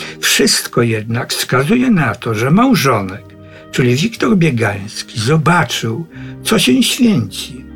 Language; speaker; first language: Polish; native; Polish